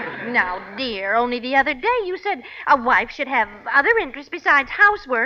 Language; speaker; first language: English; native; English